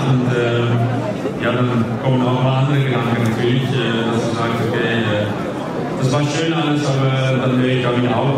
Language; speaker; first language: German; non-native, fluent; Dutch